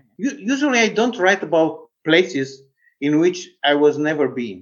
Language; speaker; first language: English; non-native, fluent; Romanian